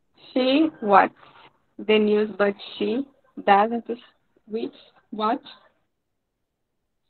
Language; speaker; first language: English; non-native, learner; Portuguese